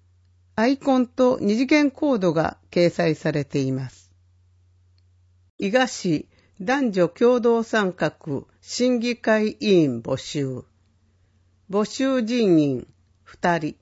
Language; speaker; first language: Japanese; native; Japanese